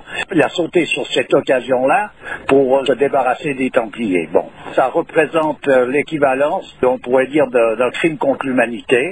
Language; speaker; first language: French; native; French